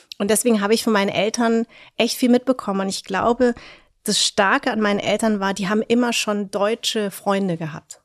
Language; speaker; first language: German; early bilingual, other home language; Vietnamese